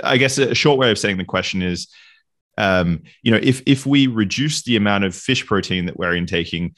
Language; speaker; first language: English; native; English